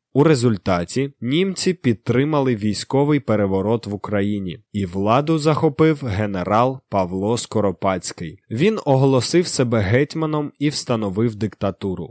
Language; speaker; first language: Ukrainian; native; Ukrainian